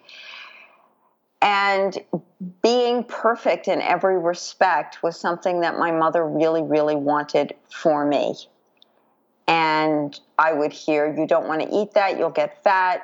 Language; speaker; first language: English; native; English